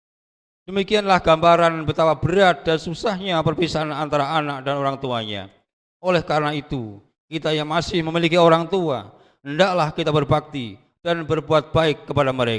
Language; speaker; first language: Indonesian; native; Indonesian